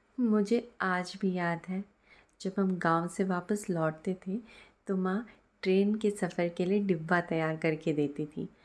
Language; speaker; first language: Hindi; native; Hindi